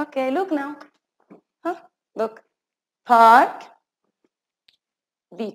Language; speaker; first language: English; non-native, fluent; Arabic